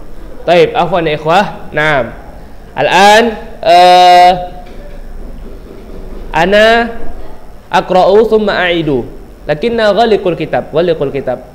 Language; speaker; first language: Arabic; non-native, fluent; Indonesian